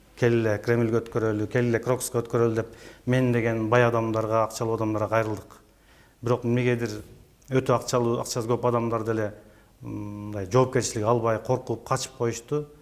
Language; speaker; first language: Kyrgyz; native; Kyrgyz